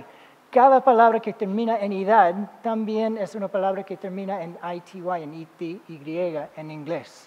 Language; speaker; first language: Spanish; non-native, fluent; English